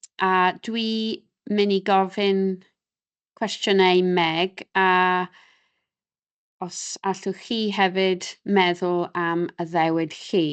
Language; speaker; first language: Welsh; non-native, local second language; English